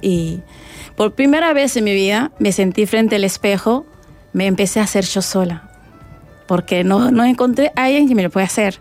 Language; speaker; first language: Spanish; non-native, fluent; Rundi